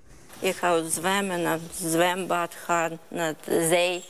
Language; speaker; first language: Dutch; non-native, learner; Ukrainian